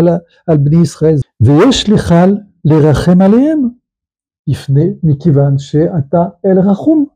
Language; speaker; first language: Hebrew; non-native, fluent; French